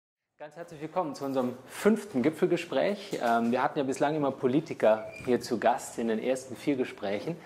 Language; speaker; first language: German; native; German